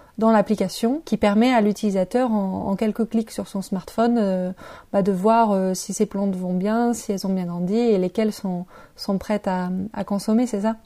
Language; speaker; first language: French; native; French